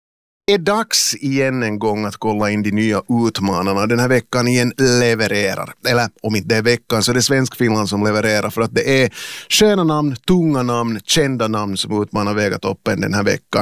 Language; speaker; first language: Swedish; native; Swedish